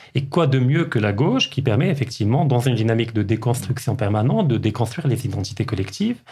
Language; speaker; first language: French; non-native, local second language; Arabic